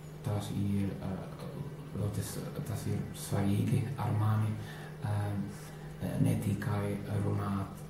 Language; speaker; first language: Latvian; non-native, learner; English